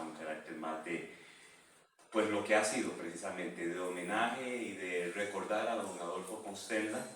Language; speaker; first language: Spanish; native; Spanish